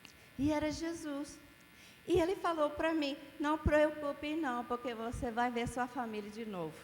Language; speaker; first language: Portuguese; non-native, fluent; English